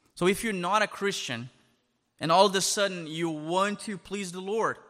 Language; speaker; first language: English; non-native, fluent; Portuguese